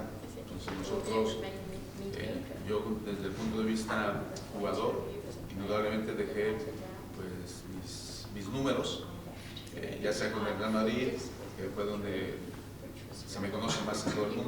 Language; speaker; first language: Spanish; native; Spanish